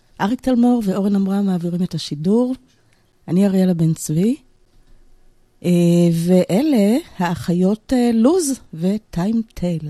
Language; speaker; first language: Hebrew; native; Hebrew